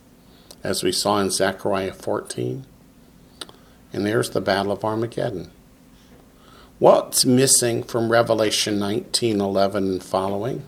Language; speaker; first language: English; native; English